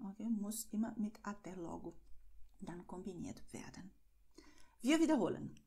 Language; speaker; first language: German; non-native, fluent; Portuguese